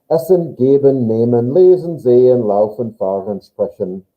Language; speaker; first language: German; non-native, fluent; English